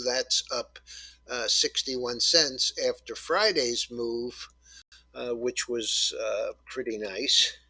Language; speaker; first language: English; native; English